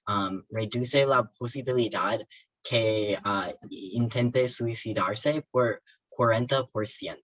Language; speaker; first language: Spanish; non-native, learner; English